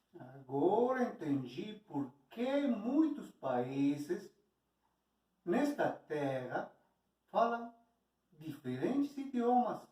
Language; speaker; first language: Portuguese; non-native, fluent; Spanish